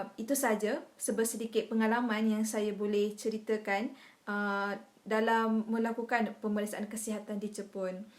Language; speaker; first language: Malay; native; Malay